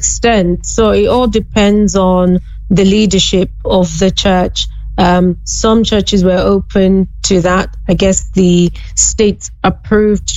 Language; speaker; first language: English; non-native, local second language; Yoruba